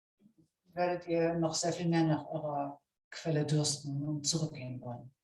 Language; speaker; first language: German; native; German